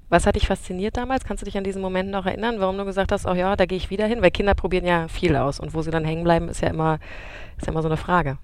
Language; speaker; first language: German; native; German